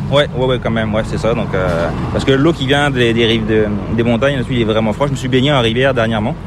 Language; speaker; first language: French; native; French